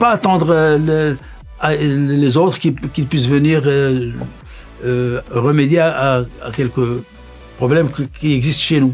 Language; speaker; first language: French; non-native, local second language; Arabic